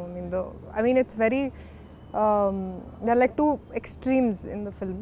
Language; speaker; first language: Telugu; non-native, learner; Hindi